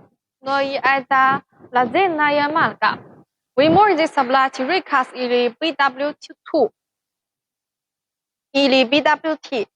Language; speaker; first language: Russian; non-native, learner; Chinese